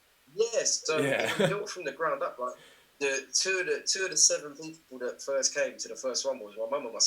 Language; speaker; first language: English; native; English